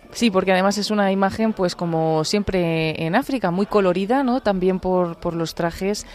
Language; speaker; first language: Spanish; native; Spanish